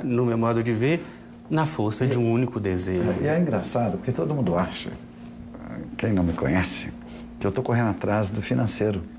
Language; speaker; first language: Portuguese; native; Portuguese